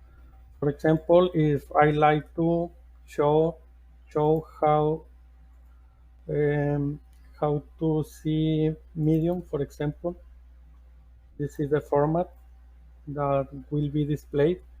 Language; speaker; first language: English; non-native, learner; Spanish